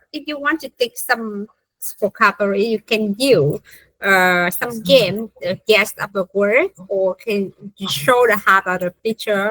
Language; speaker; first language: English; non-native, fluent; Vietnamese